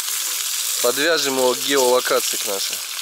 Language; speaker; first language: Russian; native; Russian